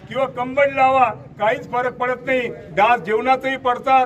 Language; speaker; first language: Hindi; non-native, local second language; Urdu